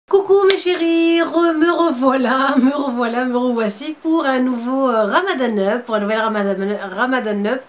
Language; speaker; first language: French; native; French